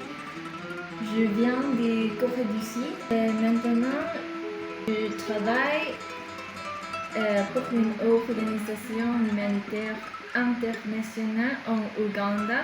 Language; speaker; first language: French; non-native, fluent; Korean